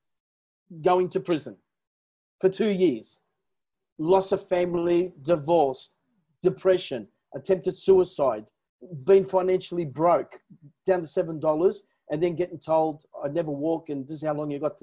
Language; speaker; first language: English; non-native, local second language; Italian